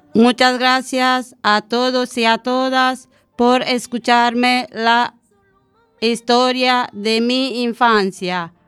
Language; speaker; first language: Spanish; non-native, learner; Romanian